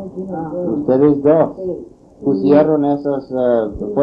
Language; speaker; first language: Spanish; non-native, fluent; English